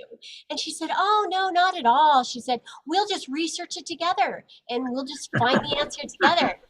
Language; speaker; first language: English; native; English